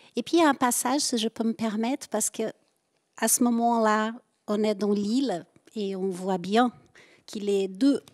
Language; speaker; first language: French; native; French